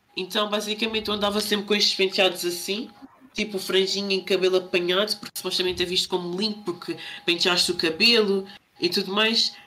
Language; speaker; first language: Portuguese; native; Portuguese